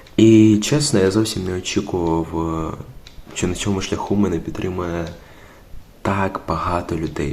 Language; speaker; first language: Ukrainian; native; Ukrainian